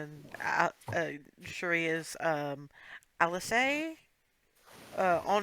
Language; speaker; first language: English; native; English